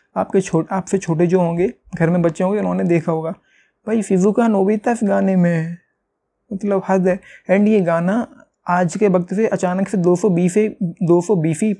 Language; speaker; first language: Hindi; native; Hindi